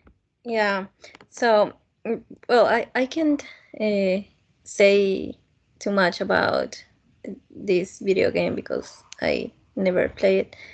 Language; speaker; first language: English; non-native, fluent; Spanish